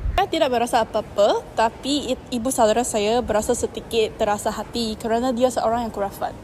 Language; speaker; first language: Malay; non-native, local second language; Chinese